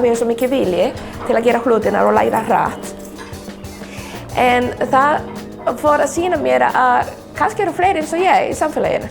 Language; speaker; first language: Icelandic; non-native, fluent; Spanish